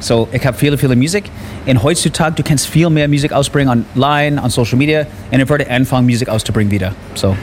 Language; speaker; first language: German; non-native, learner; English